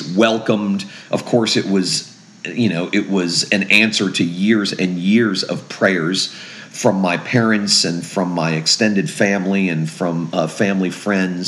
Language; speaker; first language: English; native; English